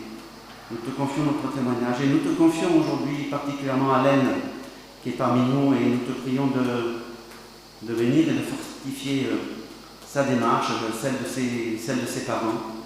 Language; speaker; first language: French; native; French